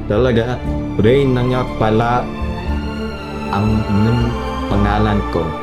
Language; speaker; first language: Filipino; non-native, learner; English